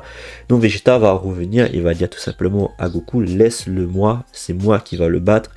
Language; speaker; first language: French; native; French